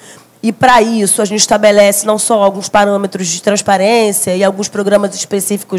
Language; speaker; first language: Portuguese; native; Portuguese